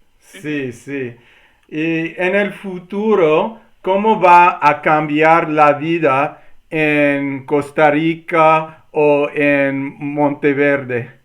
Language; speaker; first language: Spanish; non-native, learner; English